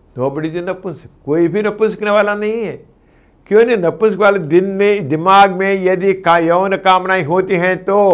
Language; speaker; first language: Hindi; non-native, local second language; Telugu